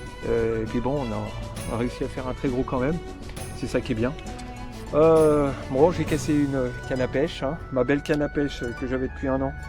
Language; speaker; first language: French; native; French